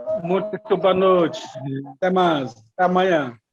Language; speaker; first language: Portuguese; non-native, local second language; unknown